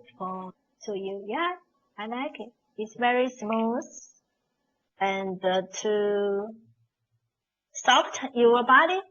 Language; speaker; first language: English; non-native, learner; Chinese